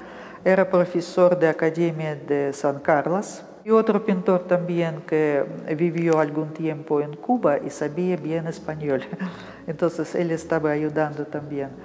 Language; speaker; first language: Spanish; non-native, fluent; Russian